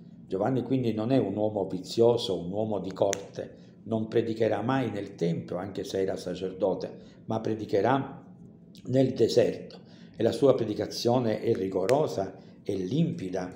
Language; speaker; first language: Italian; native; Italian